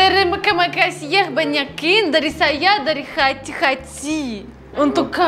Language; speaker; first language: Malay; non-native, learner; Russian